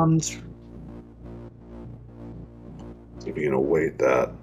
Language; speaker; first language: English; native; English